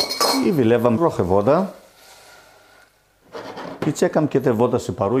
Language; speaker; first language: Polish; non-native, fluent; Greek